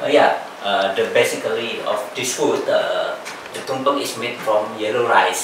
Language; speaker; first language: English; non-native, learner; Indonesian